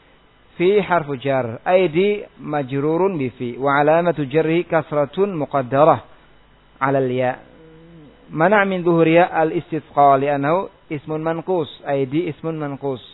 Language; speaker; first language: Arabic; non-native, fluent; Indonesian